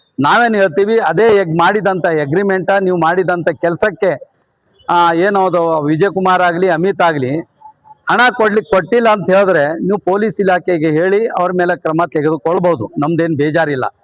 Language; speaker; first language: Kannada; non-native, local second language; Lambadi